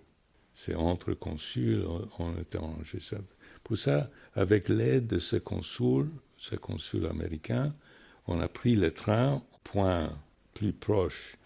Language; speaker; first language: French; non-native, fluent; English